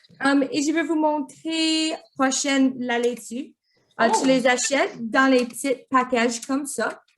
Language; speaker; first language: French; non-native, local second language; English